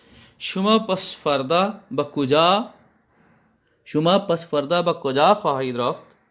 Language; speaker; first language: Persian; non-native, fluent; Urdu